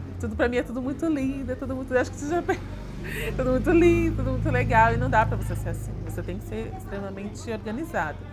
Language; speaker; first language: Portuguese; native; Portuguese